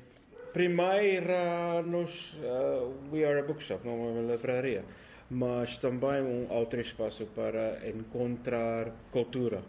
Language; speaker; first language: Portuguese; non-native, learner; English